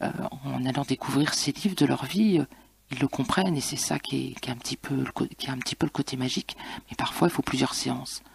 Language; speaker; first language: French; native; French